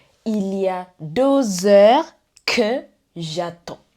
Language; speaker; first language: French; non-native, fluent; English